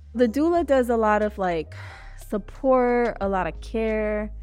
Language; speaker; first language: English; early bilingual, other home language; Spanish